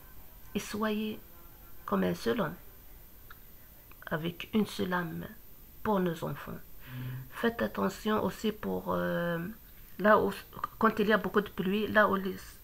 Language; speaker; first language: French; non-native, local second language; Kabyle